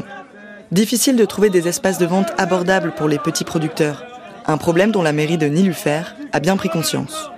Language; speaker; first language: French; native; French